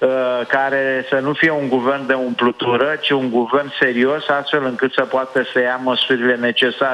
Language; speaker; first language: Romanian; native; Romanian